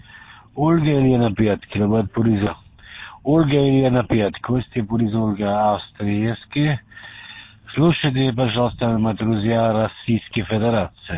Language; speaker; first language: Russian; non-native, learner; German